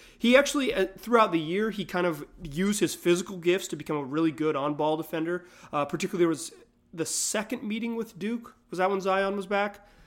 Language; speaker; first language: English; native; English